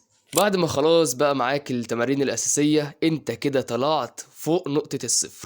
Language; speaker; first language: Arabic; native; Arabic